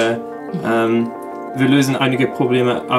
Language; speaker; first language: German; non-native, learner; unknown